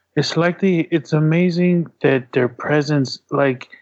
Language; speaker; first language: English; early bilingual, other home language; Tongan